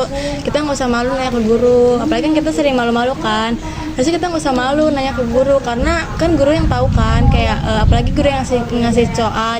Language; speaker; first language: Indonesian; native; Indonesian